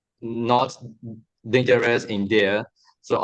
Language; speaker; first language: English; non-native, learner; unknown